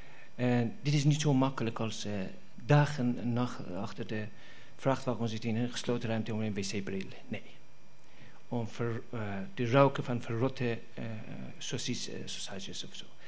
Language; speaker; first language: Dutch; non-native, fluent; Persian